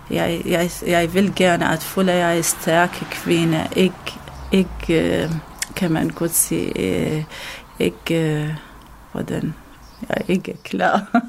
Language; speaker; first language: Danish; non-native, learner; Arabic